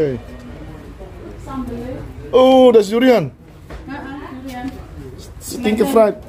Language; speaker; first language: Dutch; non-native, learner; Indonesian